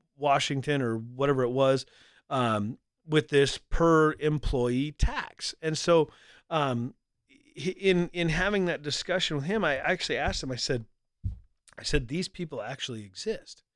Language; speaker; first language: English; native; English